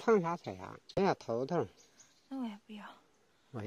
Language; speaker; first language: Chinese; native; Chinese